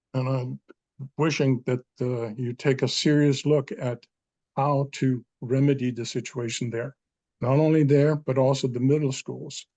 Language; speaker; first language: English; non-native, fluent; Danish